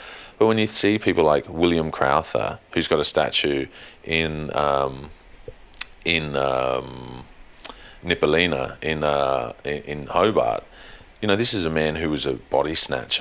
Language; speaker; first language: English; native; English